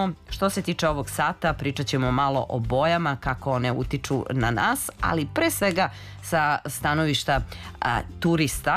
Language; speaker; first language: Serbian; native; Serbian